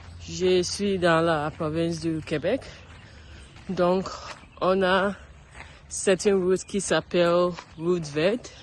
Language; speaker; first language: French; non-native, learner; English